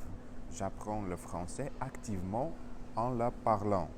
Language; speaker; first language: French; non-native, learner; Russian